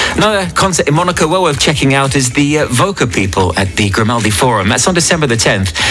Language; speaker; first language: English; native; English